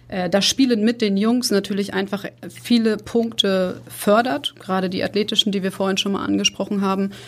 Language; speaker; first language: German; native; German